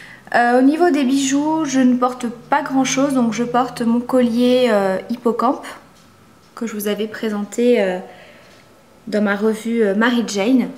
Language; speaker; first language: French; native; French